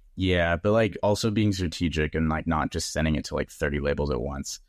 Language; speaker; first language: English; native; English